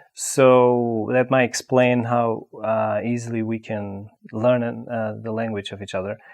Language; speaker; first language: English; non-native, fluent; Albanian